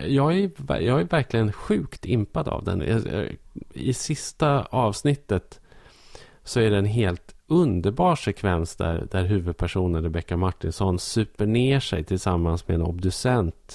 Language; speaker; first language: Swedish; native; Swedish